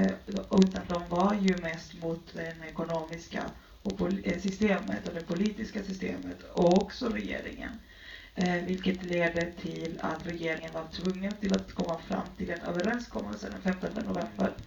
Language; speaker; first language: Swedish; early bilingual, other home language; Spanish